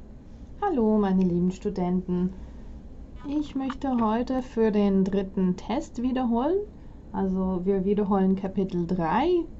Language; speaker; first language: German; non-native, fluent; English